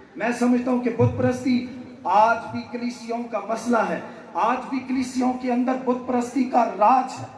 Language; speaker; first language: Urdu; non-native, local second language; Punjabi